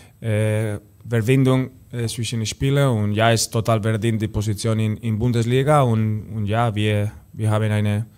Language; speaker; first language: German; non-native, learner; Spanish